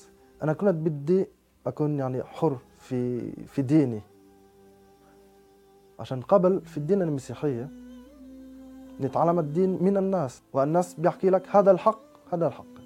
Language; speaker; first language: Arabic; non-native, fluent; French